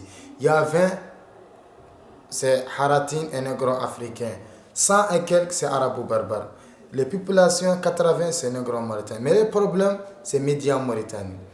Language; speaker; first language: French; non-native, learner; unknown